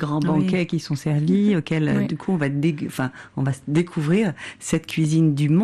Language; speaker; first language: French; native; French